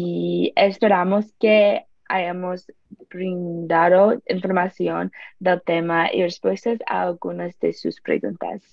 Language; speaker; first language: Spanish; non-native, learner; English